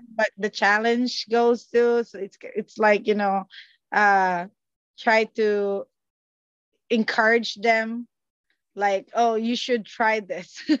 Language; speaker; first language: English; non-native, local second language; Filipino